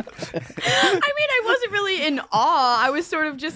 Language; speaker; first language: English; native; English